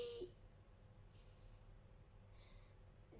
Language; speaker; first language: English; non-native, learner; Vietnamese